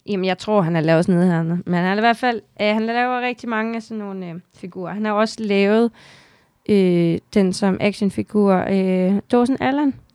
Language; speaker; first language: Danish; native; Danish